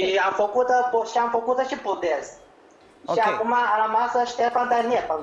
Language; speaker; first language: Romanian; non-native, learner; Chinese